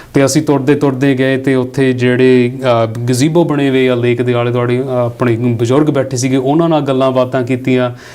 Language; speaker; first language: Punjabi; early bilingual, heritage; Punjabi